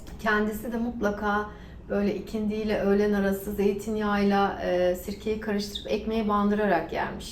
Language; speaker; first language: Turkish; native; Turkish